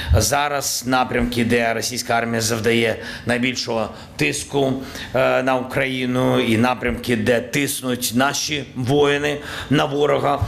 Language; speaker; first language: Ukrainian; non-native, local second language; Russian